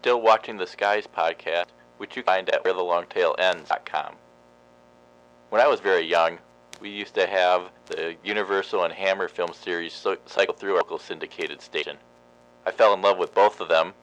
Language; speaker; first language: English; non-native, fluent; Swedish